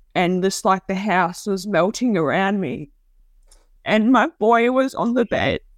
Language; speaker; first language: English; native; English